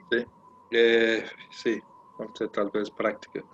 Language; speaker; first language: Spanish; non-native, learner; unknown